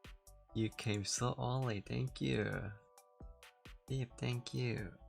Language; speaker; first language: English; non-native, learner; Korean